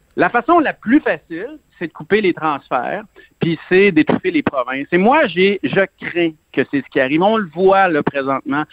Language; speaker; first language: French; native; French